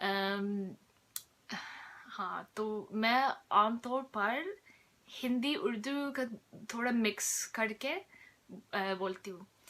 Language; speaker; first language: Hindi; non-native, fluent; English